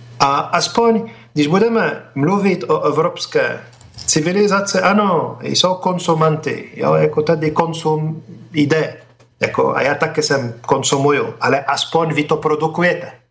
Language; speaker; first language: Czech; non-native, fluent; Arabic